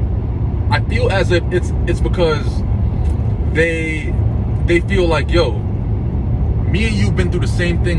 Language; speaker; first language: English; native; English